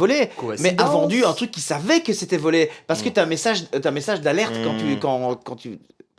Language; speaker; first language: French; native; French